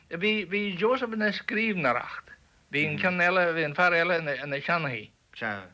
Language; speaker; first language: Irish; native; Irish